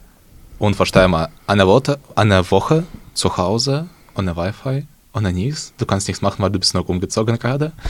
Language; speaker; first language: German; non-native, learner; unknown